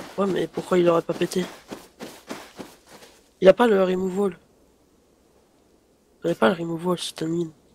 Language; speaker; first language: French; native; French